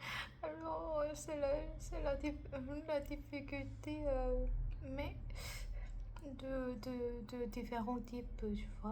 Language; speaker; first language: French; non-native, learner; Korean